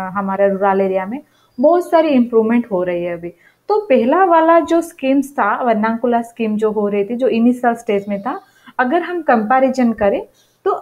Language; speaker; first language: Hindi; non-native, local second language; Odia